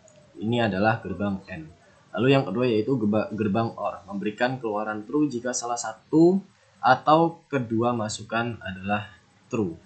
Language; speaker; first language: Indonesian; native; Indonesian